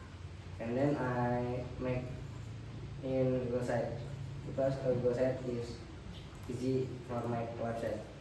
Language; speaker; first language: English; non-native, learner; Indonesian